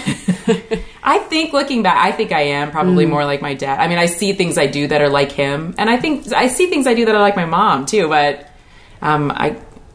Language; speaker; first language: English; native; English